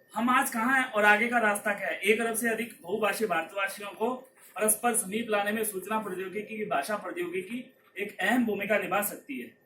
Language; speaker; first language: Hindi; non-native, local second language; Punjabi